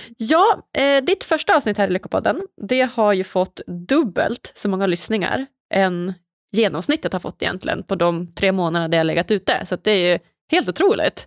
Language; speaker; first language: Swedish; native; Swedish